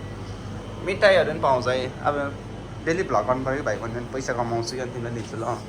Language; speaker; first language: Nepali; native; Nepali